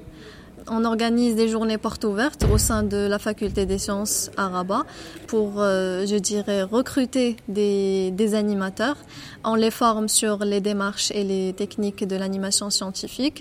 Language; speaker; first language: French; non-native, local second language; Arabic